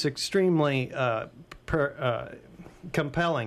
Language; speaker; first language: English; native; English